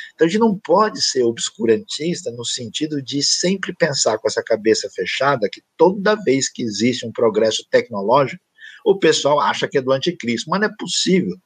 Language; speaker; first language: Portuguese; native; Portuguese